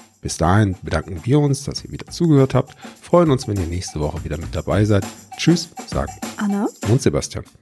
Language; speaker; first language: German; native; German